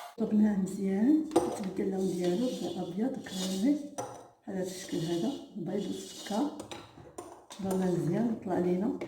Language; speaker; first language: Arabic; native; Arabic